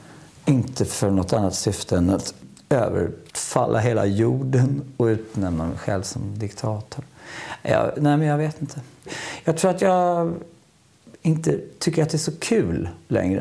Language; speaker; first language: Swedish; native; Swedish